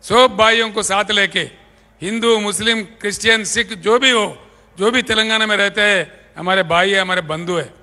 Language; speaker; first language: Hindi; non-native, local second language; Telugu